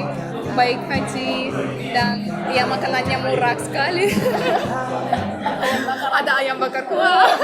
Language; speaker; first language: Indonesian; non-native, fluent; Russian